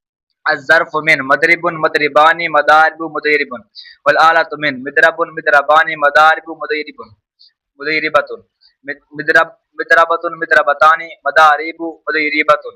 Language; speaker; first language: Arabic; non-native, learner; Urdu